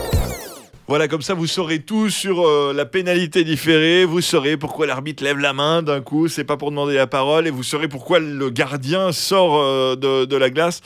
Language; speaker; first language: French; native; French